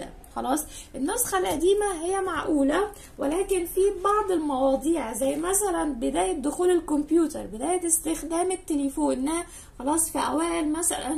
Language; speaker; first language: Arabic; native; Arabic